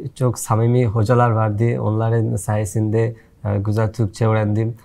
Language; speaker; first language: Turkish; non-native, fluent; Bangla